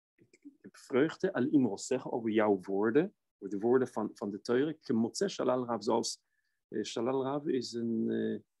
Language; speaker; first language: Dutch; non-native, fluent; Hebrew